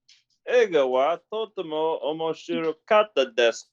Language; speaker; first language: Japanese; non-native, learner; English